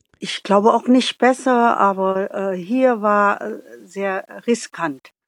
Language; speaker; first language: German; non-native, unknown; Vietnamese